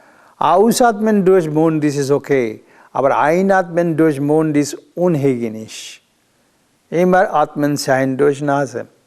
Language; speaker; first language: German; non-native, learner; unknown